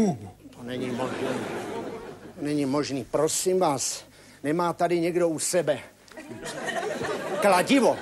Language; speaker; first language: Czech; native; Czech